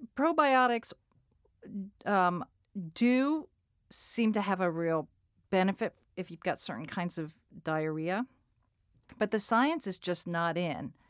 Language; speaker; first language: English; native; English